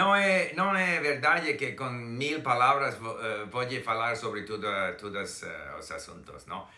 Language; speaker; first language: Portuguese; non-native, fluent; English